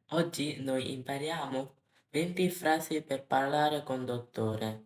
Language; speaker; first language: Italian; non-native, learner; Bangla